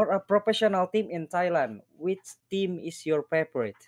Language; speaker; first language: English; non-native, learner; Indonesian